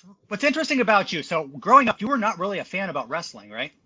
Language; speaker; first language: English; native; English